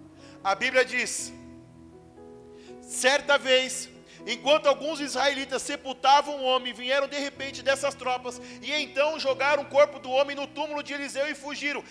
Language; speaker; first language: Portuguese; native; Portuguese